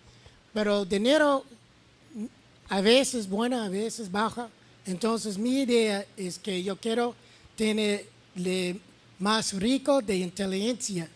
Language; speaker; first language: Spanish; non-native, learner; English